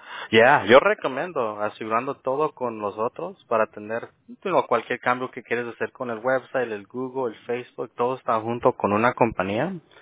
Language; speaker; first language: Spanish; early bilingual, heritage; Spanish